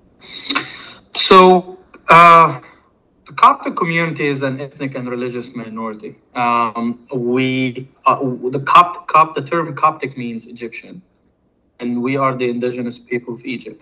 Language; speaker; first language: English; non-native, fluent; Arabic